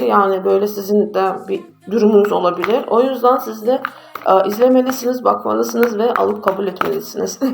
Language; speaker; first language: Turkish; non-native, fluent; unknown